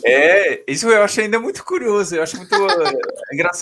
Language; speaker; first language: Portuguese; non-native, fluent; French